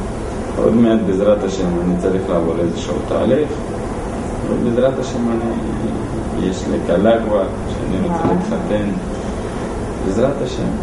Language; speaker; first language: Hebrew; non-native, learner; Russian